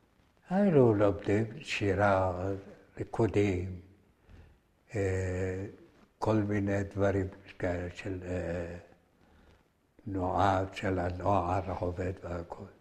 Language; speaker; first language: Hebrew; early bilingual, other home language; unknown